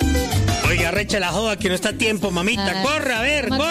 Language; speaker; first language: Spanish; native; Spanish